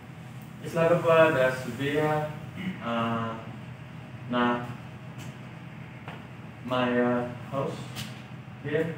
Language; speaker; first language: German; non-native, learner; Indonesian